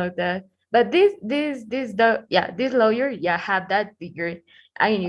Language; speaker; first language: English; non-native, learner; Spanish